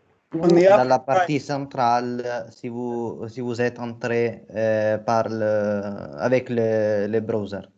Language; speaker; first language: French; non-native, fluent; Italian